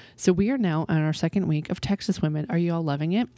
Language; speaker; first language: English; native; English